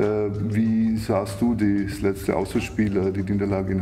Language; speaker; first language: German; native; German